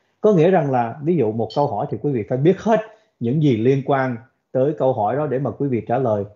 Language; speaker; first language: Vietnamese; early bilingual, other home language; English